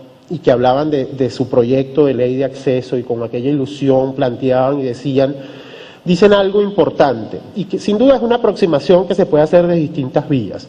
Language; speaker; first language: Spanish; native; Spanish